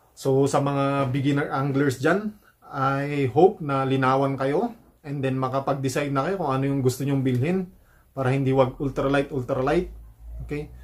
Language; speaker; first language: Filipino; native; Filipino